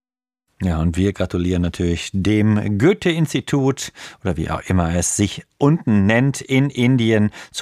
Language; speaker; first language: German; native; German